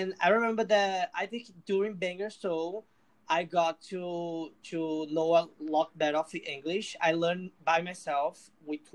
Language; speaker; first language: English; non-native, fluent; Portuguese